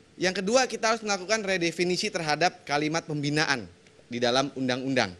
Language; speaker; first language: Indonesian; native; Indonesian